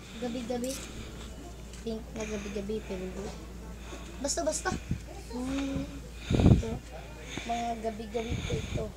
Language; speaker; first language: Filipino; non-native, local second language; Cebuano